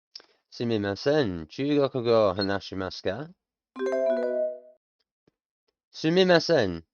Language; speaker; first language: Japanese; non-native, learner; English